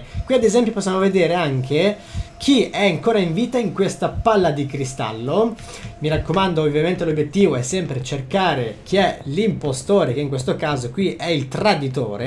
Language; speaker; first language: Italian; native; Italian